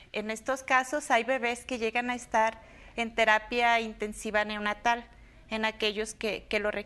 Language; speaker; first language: Spanish; native; Spanish